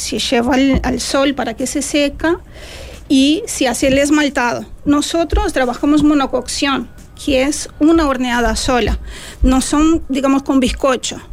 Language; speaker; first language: Spanish; non-native, fluent; Portuguese